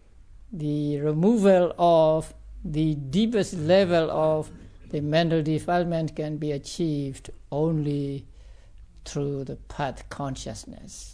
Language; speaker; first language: English; non-native, fluent; Burmese